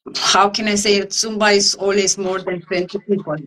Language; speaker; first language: English; non-native, learner; Romanian